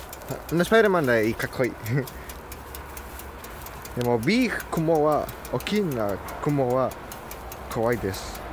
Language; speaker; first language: Japanese; non-native, learner; Spanish